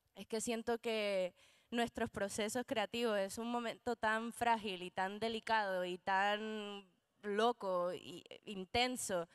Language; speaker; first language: Spanish; native; Spanish